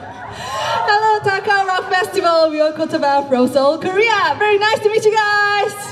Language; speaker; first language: English; non-native, fluent; Korean